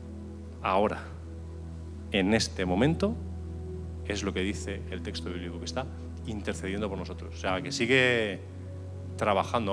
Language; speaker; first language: Spanish; native; Spanish